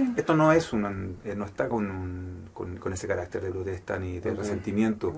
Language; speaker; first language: Spanish; native; Spanish